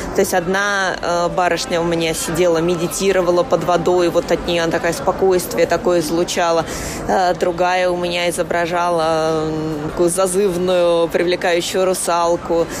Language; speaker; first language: Russian; native; Russian